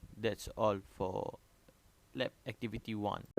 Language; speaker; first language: English; non-native, local second language; Malay